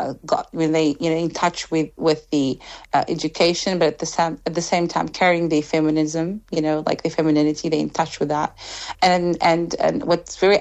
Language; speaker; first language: English; non-native, fluent; Arabic